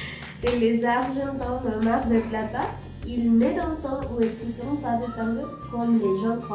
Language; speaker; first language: French; non-native, learner; Spanish